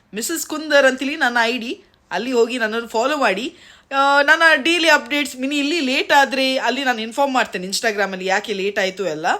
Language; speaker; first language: Kannada; native; Kannada